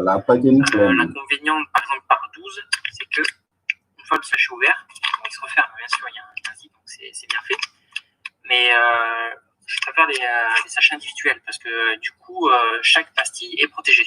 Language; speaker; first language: French; native; French